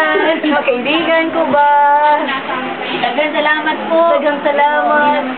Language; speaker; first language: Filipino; non-native, local second language; Cebuano